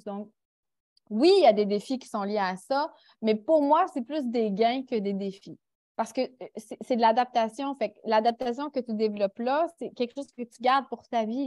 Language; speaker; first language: French; native; French